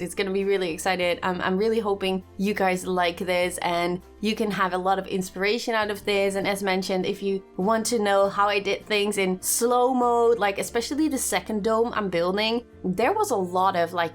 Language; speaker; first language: English; non-native, fluent; Dutch